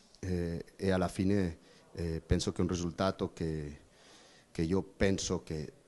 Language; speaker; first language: Italian; non-native, learner; Spanish